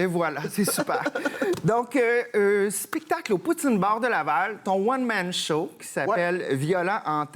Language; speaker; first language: French; native; French